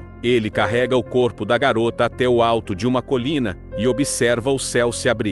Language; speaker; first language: Portuguese; native; Portuguese